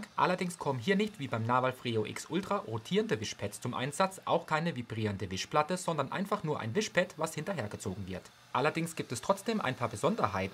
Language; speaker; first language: German; native; German